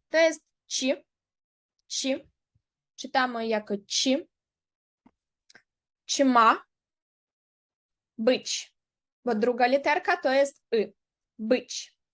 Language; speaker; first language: Polish; non-native, fluent; Ukrainian